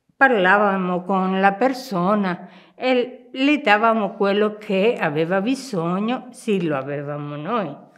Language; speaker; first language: Italian; non-native, fluent; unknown